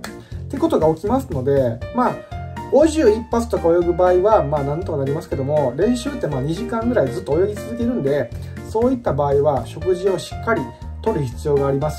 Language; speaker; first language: Japanese; native; Japanese